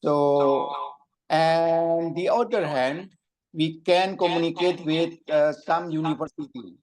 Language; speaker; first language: English; non-native, learner; Indonesian